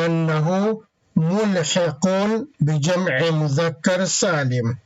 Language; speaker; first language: Arabic; non-native, fluent; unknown